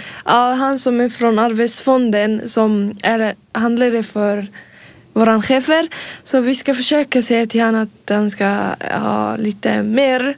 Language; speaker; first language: Swedish; early bilingual, other home language; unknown